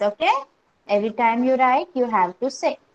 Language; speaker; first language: English; non-native, local second language; Marathi